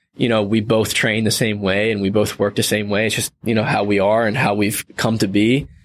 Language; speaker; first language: English; native; English